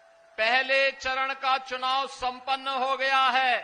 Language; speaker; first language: Hindi; native; Hindi